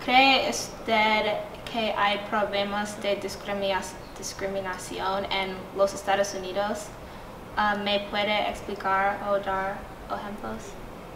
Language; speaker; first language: Spanish; non-native, learner; English